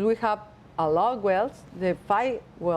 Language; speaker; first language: English; non-native, learner; Spanish